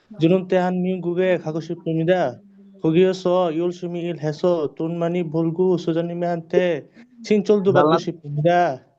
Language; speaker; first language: Korean; non-native, learner; Bangla